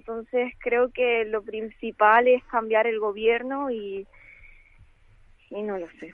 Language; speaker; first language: Spanish; early bilingual, other home language; Ukrainian